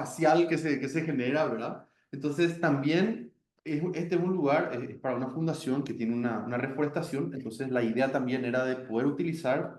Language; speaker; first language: Spanish; native; Spanish